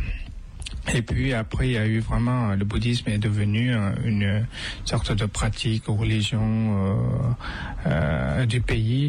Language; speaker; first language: French; non-native, fluent; Tibetan